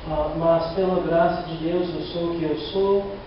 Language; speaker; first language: Portuguese; non-native, learner; English